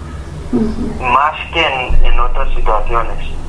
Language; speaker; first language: Spanish; non-native, fluent; Hebrew